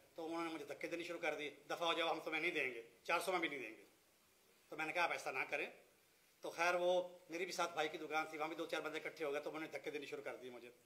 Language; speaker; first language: Urdu; non-native, local second language; Punjabi